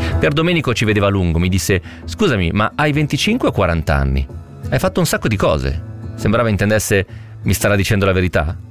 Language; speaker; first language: Italian; native; Italian